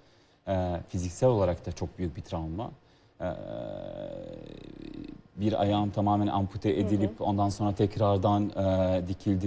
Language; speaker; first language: Turkish; non-native, fluent; Serbian